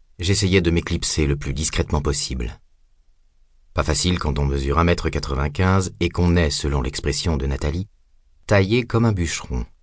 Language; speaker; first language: French; native; French